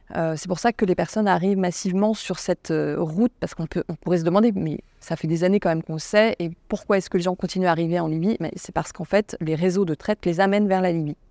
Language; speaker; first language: French; native; French